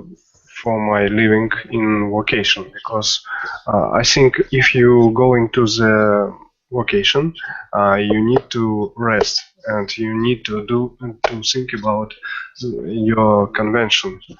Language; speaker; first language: English; non-native, learner; Russian